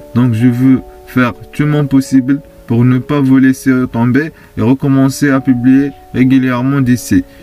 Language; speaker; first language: French; non-native, fluent; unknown